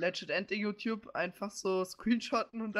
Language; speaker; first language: German; native; German